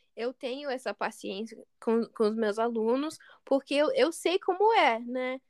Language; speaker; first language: Portuguese; non-native, fluent; English